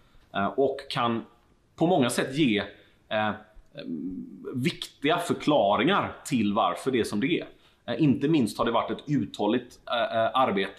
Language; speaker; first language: Swedish; native; Swedish